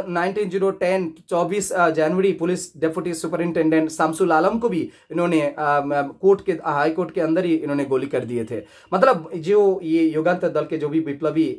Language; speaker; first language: Hindi; non-native, local second language; Bangla